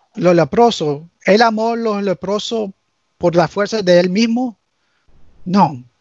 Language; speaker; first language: Spanish; early bilingual, heritage; English